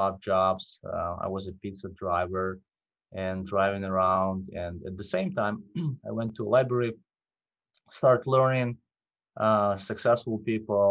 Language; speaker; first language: English; non-native, fluent; Russian